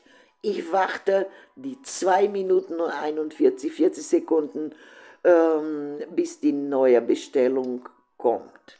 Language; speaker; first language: German; non-native, fluent; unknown